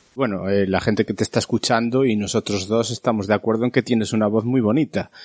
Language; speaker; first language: Spanish; native; Spanish